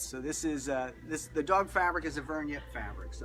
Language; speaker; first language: English; native; English